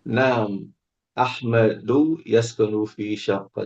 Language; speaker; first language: Arabic; non-native, learner; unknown